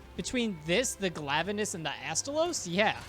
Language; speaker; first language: English; native; English